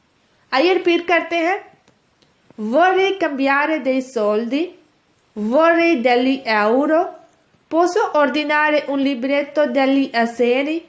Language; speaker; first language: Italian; non-native, fluent; Urdu